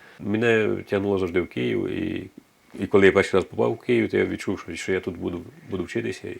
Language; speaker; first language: Ukrainian; native; Ukrainian